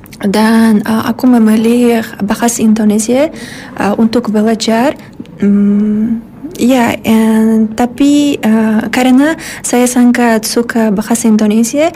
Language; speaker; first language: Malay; non-native, learner; Uzbek